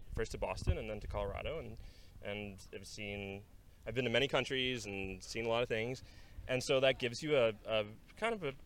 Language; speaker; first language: English; non-native, fluent; Norwegian